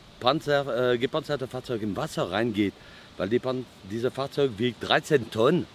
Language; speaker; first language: German; non-native, fluent; French